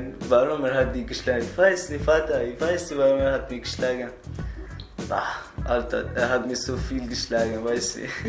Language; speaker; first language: German; non-native, learner; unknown